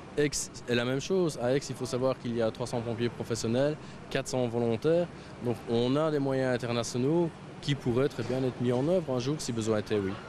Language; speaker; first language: French; native; French